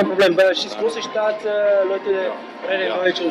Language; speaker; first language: German; non-native, learner; English